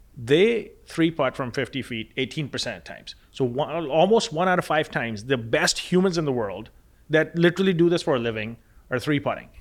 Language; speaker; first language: English; non-native, local second language; Punjabi